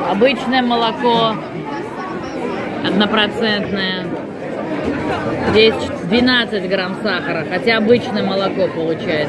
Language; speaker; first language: Russian; native; Russian